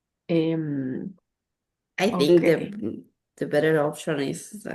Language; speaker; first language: English; non-native, learner; Spanish